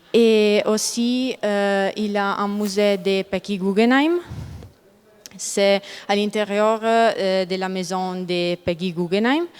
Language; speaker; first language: French; non-native, learner; Italian